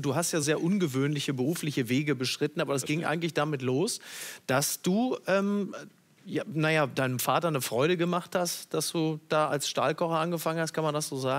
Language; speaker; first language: German; native; German